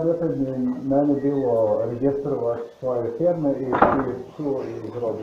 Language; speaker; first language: Polish; non-native, learner; Slovenian